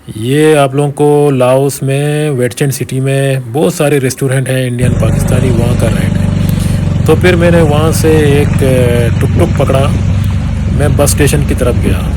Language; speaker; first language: Urdu; non-native, local second language; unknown